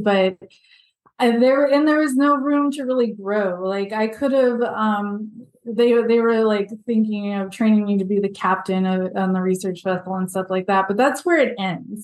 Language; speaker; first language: English; native; English